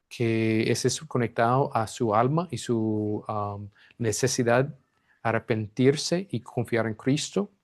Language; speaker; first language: Spanish; non-native, fluent; English